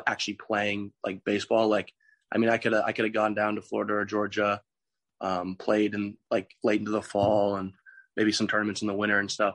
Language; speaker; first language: English; native; English